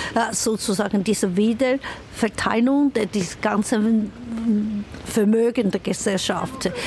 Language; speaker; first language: German; non-native, fluent; Chinese